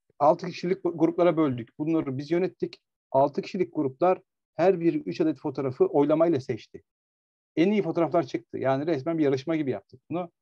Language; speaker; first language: Turkish; native; Turkish